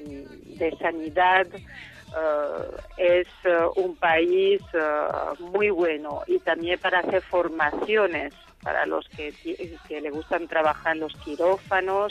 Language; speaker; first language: Spanish; non-native, fluent; French